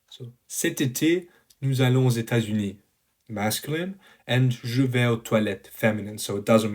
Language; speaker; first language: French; non-native, learner; English